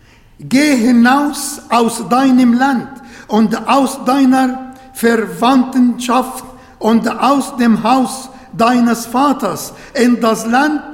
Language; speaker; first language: German; non-native, learner; Arabic